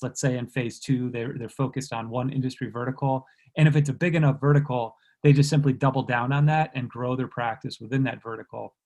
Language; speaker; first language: English; native; English